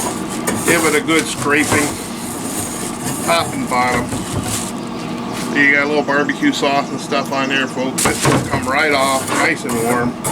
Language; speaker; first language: English; native; English